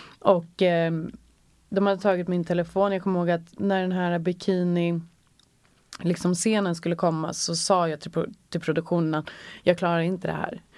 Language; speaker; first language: Swedish; native; Swedish